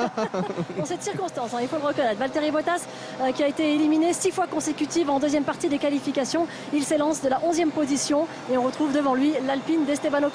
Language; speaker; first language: French; native; French